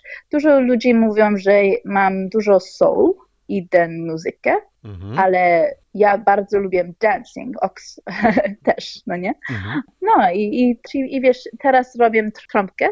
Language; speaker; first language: Polish; early bilingual, heritage; Polish